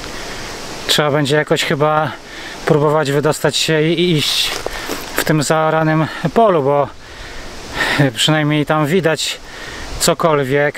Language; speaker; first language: Polish; native; Polish